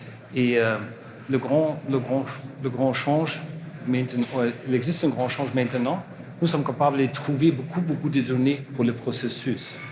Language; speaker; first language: French; non-native, learner; German